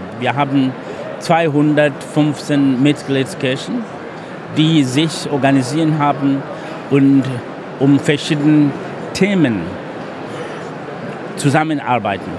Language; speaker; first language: German; non-native, fluent; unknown